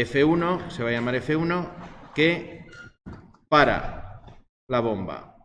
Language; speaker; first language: Spanish; native; Spanish